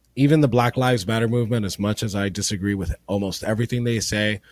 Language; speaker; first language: English; early bilingual, other home language; Spanish